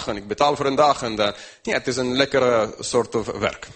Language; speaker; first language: Dutch; non-native, fluent; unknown